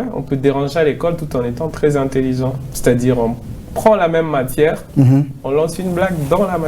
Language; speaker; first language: French; non-native, local second language; Swahili